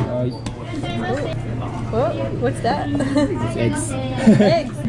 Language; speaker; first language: English; non-native, fluent; Slovak